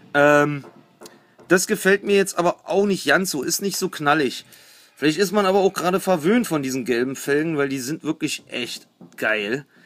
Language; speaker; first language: German; native; German